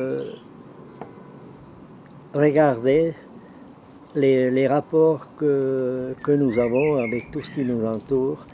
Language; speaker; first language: French; non-native, fluent; Czech